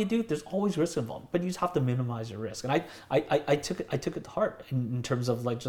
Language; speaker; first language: English; native; English